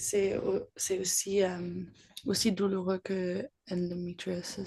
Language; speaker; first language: French; early bilingual, other home language; English